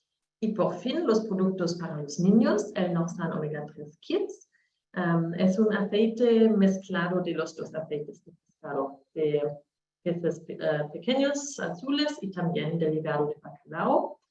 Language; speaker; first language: Spanish; non-native, learner; German